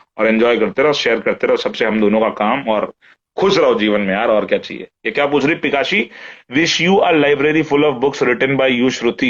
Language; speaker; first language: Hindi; native; Hindi